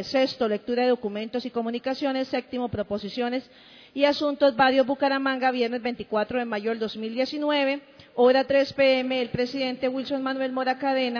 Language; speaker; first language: Spanish; native; Spanish